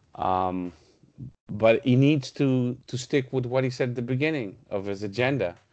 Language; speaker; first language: English; non-native, fluent; Portuguese